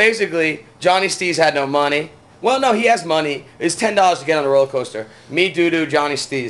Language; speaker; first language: English; native; English